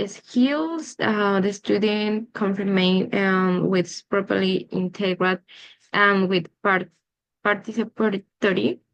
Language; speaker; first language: English; non-native, learner; Spanish